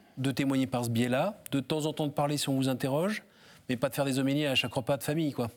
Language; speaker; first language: French; native; French